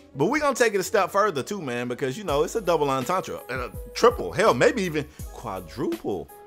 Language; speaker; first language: English; native; English